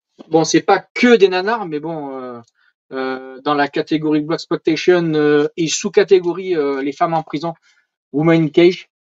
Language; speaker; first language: French; native; French